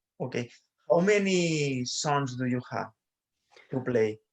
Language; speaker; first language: English; non-native, learner; Spanish